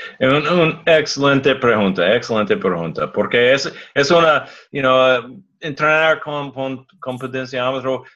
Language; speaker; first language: Spanish; non-native, learner; English